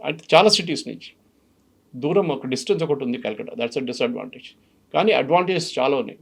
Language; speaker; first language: Telugu; non-native, fluent; Malayalam